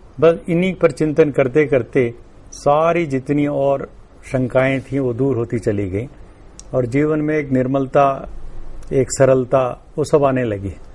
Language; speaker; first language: Hindi; non-native, local second language; Telugu